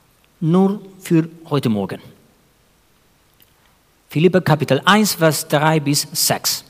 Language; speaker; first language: German; non-native, fluent; Spanish